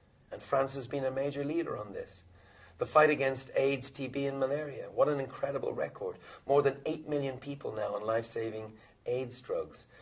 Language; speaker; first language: English; native; English